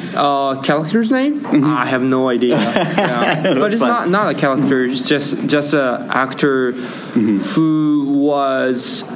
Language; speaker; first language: English; non-native, learner; Japanese